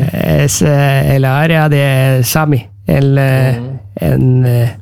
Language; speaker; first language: Spanish; non-native, learner; Norwegian